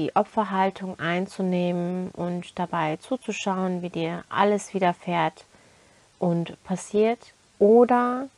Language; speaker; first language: German; early bilingual, other home language; Turkish